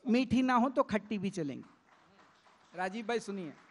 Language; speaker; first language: Hindi; native; Hindi